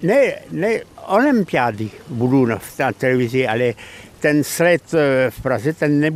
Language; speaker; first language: Czech; early bilingual, heritage; Czech